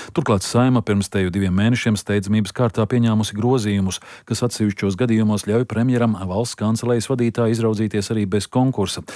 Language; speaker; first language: Latvian; native; Latvian